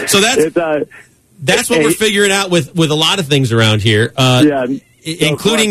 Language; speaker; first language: English; native; English